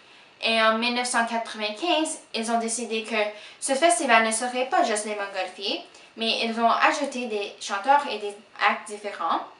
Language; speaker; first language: French; non-native, local second language; English